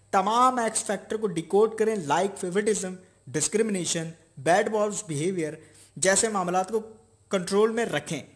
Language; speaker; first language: Urdu; native; Urdu